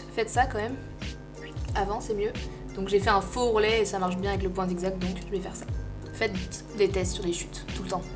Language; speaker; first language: French; native; French